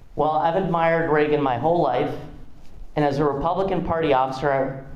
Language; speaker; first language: English; non-native, fluent; Russian